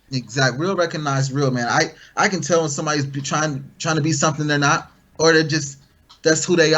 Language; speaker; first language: English; native; English